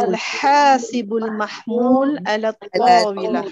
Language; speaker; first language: Arabic; non-native, learner; Malay